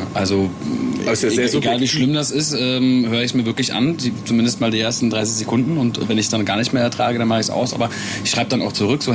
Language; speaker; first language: German; native; German